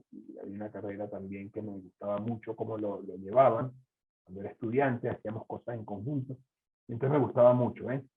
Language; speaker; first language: Spanish; native; Spanish